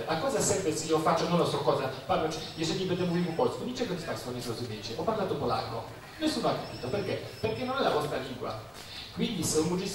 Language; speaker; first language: Italian; non-native, fluent; Polish